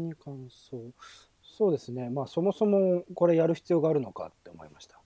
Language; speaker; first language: Japanese; native; Japanese